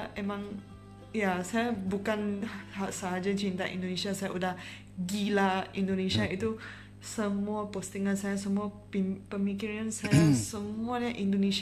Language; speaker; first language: Indonesian; non-native, fluent; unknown